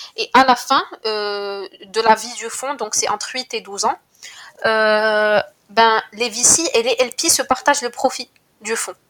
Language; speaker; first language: French; non-native, local second language; Arabic